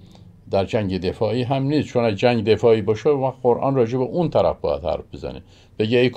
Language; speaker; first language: Persian; native; Persian